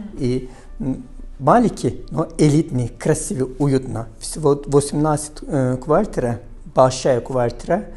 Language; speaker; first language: Russian; non-native, learner; Turkish